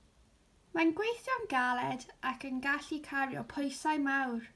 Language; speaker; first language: Welsh; non-native, local second language; English